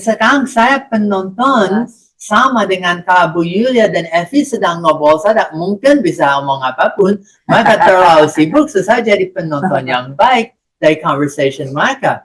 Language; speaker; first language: Indonesian; non-native, fluent; English